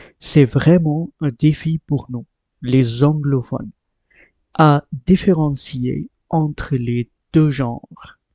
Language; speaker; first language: French; non-native, fluent; Marathi